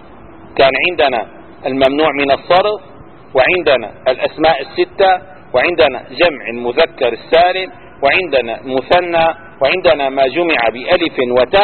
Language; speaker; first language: Arabic; native; Arabic